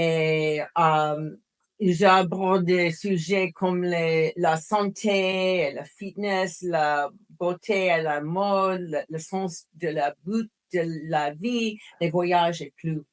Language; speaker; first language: French; non-native, fluent; English